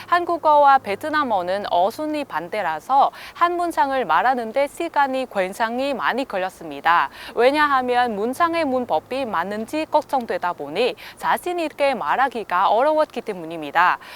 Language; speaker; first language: Korean; non-native, fluent; Vietnamese